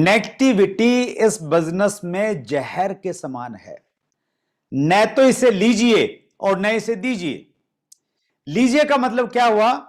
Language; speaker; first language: Hindi; native; Hindi